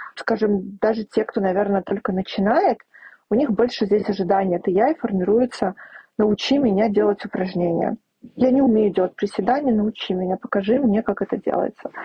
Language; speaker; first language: Russian; native; Russian